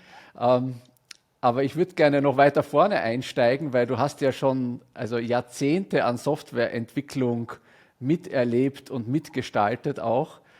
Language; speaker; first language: German; native; German